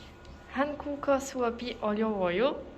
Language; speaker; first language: Korean; non-native, learner; French